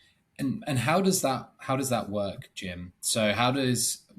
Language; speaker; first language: English; native; English